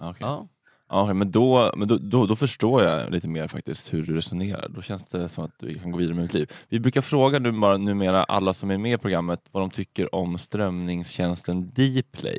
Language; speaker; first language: Swedish; native; Swedish